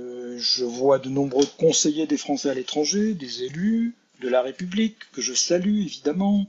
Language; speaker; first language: French; native; French